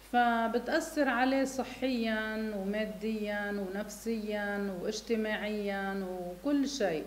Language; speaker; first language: Arabic; native; Arabic